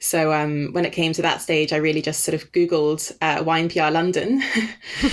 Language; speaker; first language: English; non-native, fluent; Danish